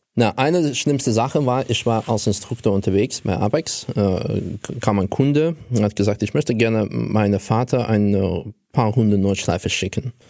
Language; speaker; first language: German; non-native, fluent; Russian